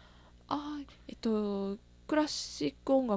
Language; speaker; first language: French; non-native, learner; Japanese